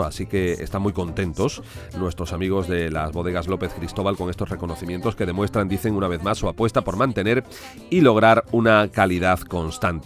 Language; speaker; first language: Spanish; native; Spanish